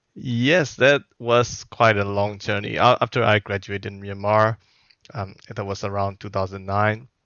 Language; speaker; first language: English; non-native, fluent; Burmese